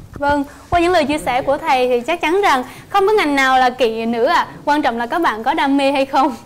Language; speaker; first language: Vietnamese; native; Vietnamese